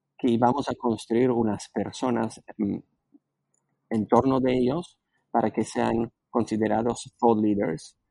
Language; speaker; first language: Spanish; non-native, fluent; Slovak